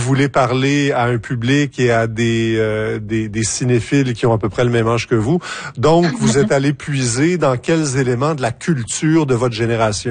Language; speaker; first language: French; native; French